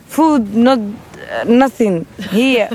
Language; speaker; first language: English; non-native, learner; Somali